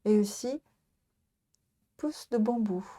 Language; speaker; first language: French; non-native, learner; Japanese